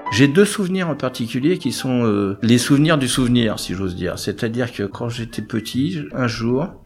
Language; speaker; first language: French; native; French